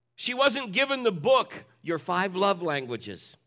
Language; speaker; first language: English; native; English